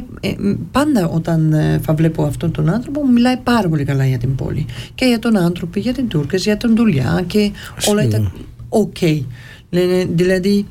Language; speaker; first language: Greek; early bilingual, heritage; Greek